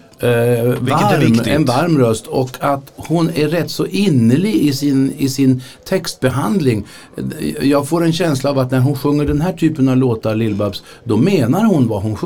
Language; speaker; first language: Swedish; native; Swedish